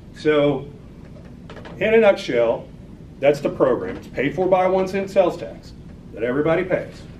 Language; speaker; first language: English; native; English